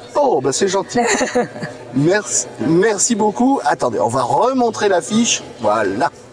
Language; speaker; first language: French; native; French